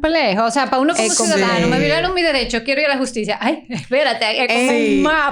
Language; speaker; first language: Spanish; native; Spanish